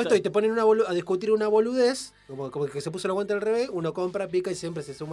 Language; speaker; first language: Spanish; native; Spanish